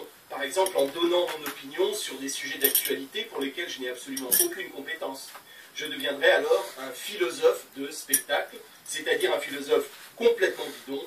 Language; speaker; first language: French; native; French